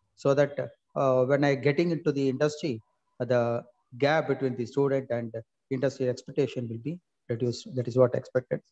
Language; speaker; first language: English; non-native, local second language; Tamil